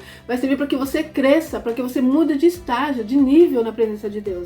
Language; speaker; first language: Portuguese; native; Portuguese